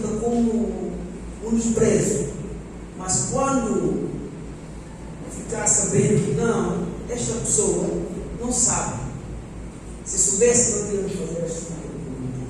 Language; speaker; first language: Portuguese; non-native, local second language; Upper Guinea Crioulo